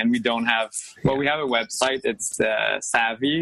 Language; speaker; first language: English; non-native, fluent; French